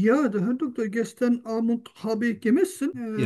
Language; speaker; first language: German; non-native, learner; Turkish